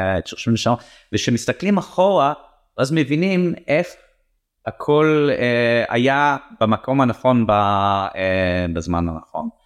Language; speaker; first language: Hebrew; non-native, fluent; English